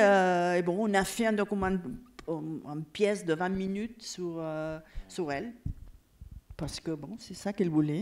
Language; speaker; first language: French; non-native, fluent; Catalan